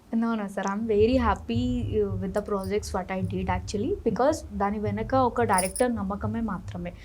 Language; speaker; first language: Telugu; non-native, fluent; Hindi